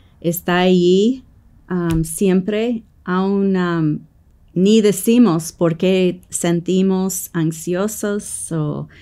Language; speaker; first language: Spanish; non-native, fluent; English